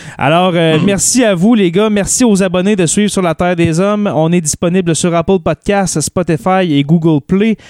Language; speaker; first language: French; native; French